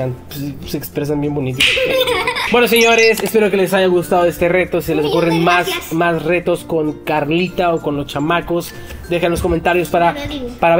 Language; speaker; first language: Spanish; native; Spanish